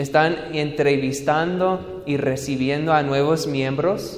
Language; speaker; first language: Spanish; non-native, fluent; English